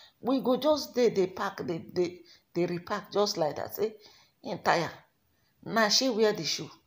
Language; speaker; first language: Nigerian Pidgin; non-native, local second language; Igbo